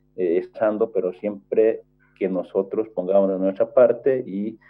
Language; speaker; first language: Spanish; native; Spanish